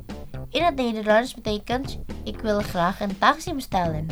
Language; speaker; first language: Dutch; non-native, fluent; Indonesian